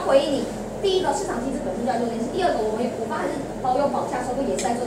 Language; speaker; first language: Chinese; native; Chinese